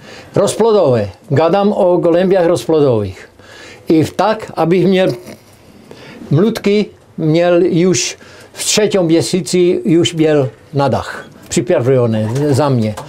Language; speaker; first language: Polish; non-native, learner; Czech